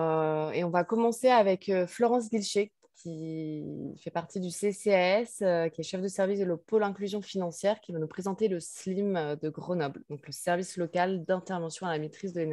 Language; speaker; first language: French; native; French